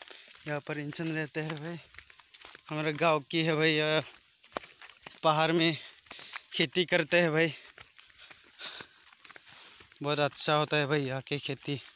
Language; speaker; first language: Hindi; non-native, local second language; Assamese